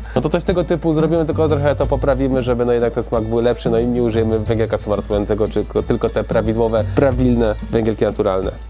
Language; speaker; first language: Polish; native; Polish